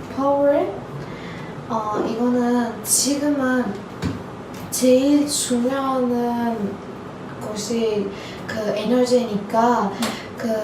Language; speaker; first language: Korean; non-native, learner; Turkish